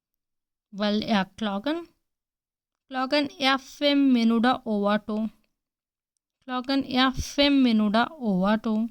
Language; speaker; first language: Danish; non-native, fluent; Hindi